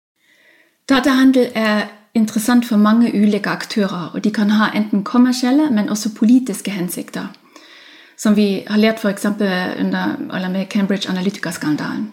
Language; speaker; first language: Norwegian; non-native, fluent; German